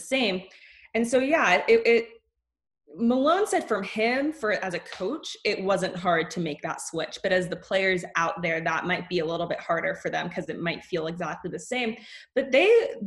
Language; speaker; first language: English; native; English